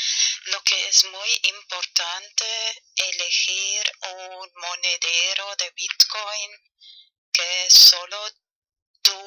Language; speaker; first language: Spanish; non-native, fluent; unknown